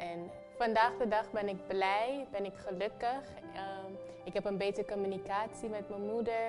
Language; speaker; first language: Dutch; early bilingual, other home language; Papiamento